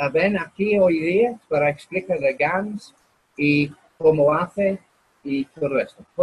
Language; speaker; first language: Spanish; non-native, learner; English